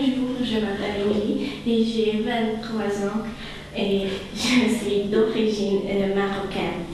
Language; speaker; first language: French; non-native, learner; Hungarian